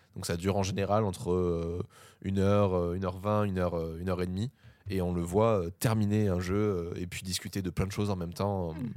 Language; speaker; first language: French; native; French